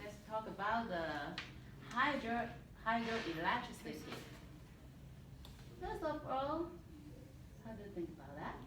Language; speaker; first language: English; non-native, learner; Chinese